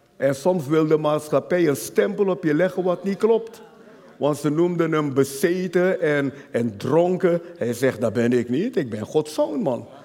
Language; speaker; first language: Dutch; non-native, fluent; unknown